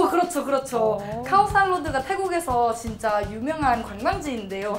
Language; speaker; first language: Korean; non-native, fluent; Thai